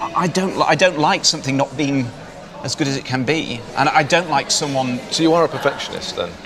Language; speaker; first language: English; native; English